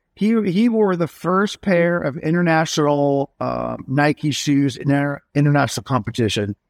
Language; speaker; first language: English; native; English